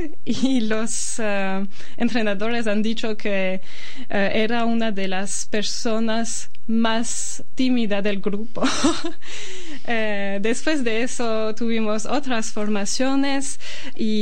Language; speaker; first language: Spanish; non-native, fluent; Albanian